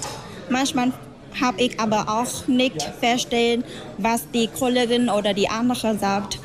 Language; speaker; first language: German; non-native, learner; Vietnamese